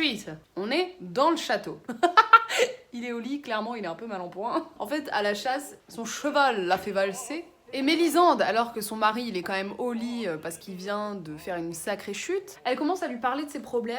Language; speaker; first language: French; native; French